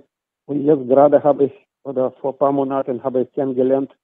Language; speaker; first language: German; non-native, fluent; Russian